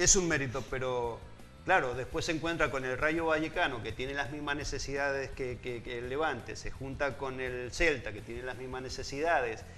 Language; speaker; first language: Spanish; native; Spanish